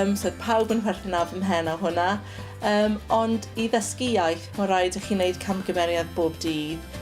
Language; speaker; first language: Welsh; non-native, local second language; English